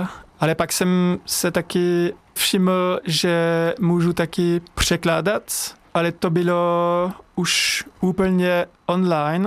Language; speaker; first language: Czech; non-native, fluent; French